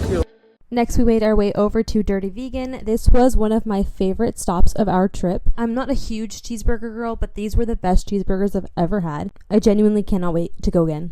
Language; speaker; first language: English; native; English